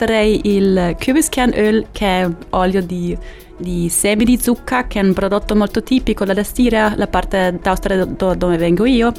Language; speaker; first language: Italian; non-native, fluent; German